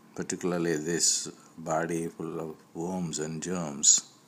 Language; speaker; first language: English; non-native, local second language; Tamil